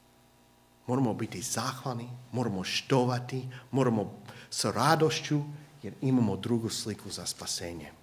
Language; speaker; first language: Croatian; non-native, fluent; English